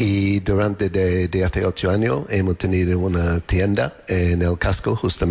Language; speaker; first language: Spanish; non-native, learner; English